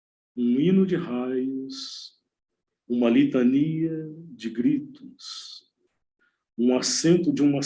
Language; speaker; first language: Portuguese; native; Portuguese